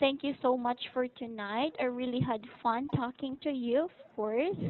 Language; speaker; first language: English; non-native, local second language; Filipino